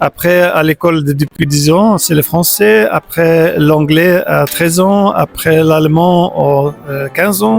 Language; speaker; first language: French; non-native, local second language; Dutch